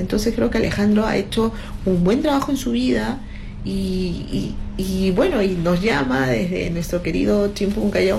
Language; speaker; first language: Spanish; native; Spanish